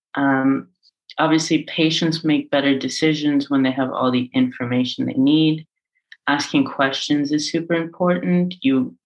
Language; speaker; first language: English; native; English